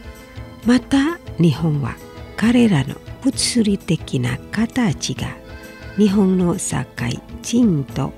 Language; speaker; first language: Japanese; non-native, fluent; Indonesian